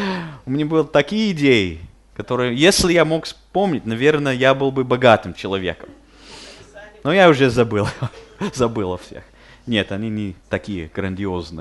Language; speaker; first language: Russian; non-native, fluent; English